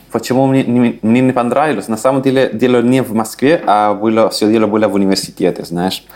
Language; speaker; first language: Russian; non-native, fluent; Spanish